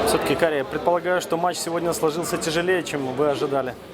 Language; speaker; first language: Russian; native; Russian